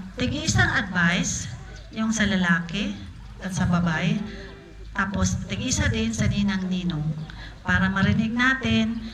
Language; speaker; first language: Filipino; non-native, local second language; Bikol